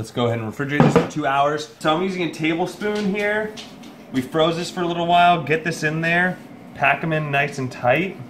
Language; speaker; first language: English; native; English